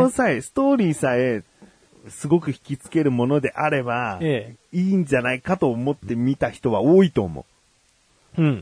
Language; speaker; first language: Japanese; native; Japanese